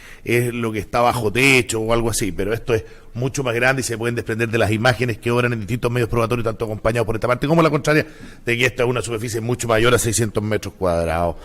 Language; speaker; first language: Spanish; native; Spanish